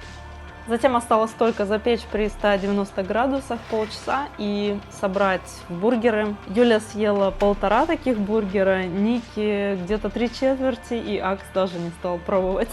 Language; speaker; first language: Russian; native; Russian